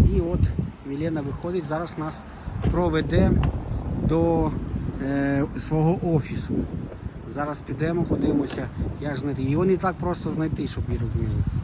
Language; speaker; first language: Ukrainian; native; Ukrainian